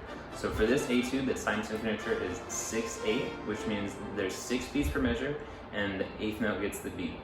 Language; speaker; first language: English; native; English